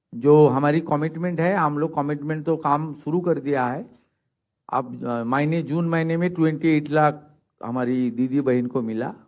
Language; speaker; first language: Hindi; non-native, local second language; Bangla